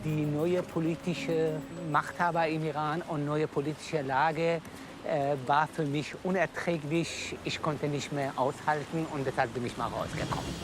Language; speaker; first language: German; non-native, fluent; Persian